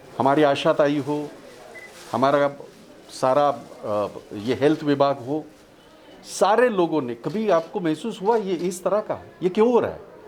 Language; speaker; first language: Hindi; native; Hindi